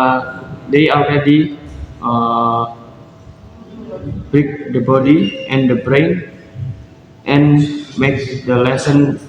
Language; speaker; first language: English; non-native, learner; Indonesian